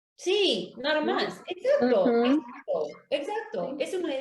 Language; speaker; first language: Spanish; non-native, learner; English